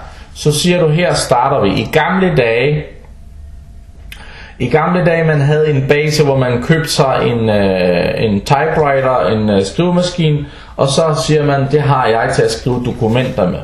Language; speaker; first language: Danish; non-native, fluent; Arabic